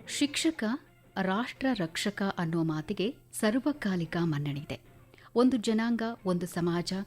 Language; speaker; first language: Kannada; native; Kannada